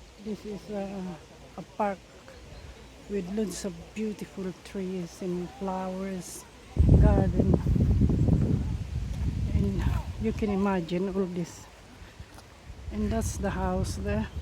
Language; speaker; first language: English; non-native, fluent; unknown